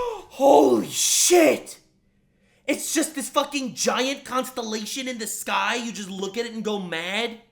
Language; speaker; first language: English; native; English